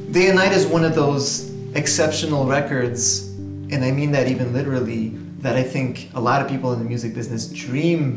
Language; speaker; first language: English; native; English